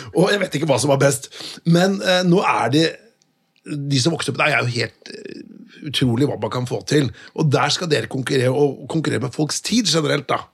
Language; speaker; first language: Norwegian; native; Norwegian